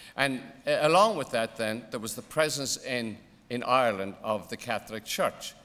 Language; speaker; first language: English; native; English